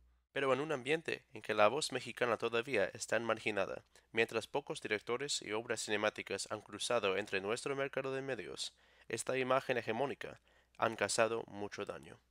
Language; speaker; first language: Spanish; non-native, fluent; English